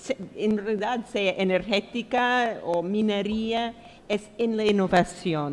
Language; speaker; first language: Spanish; non-native, fluent; English